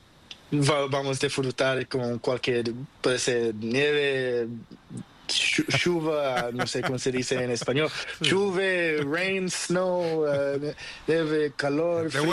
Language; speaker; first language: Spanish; non-native, learner; Portuguese